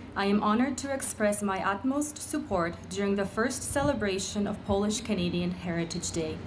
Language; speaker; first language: English; early bilingual, other home language; Polish